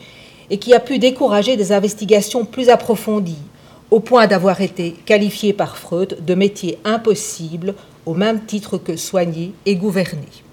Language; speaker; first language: French; native; French